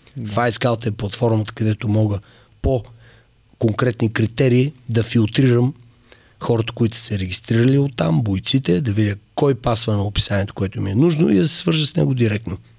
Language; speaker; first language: Bulgarian; native; Bulgarian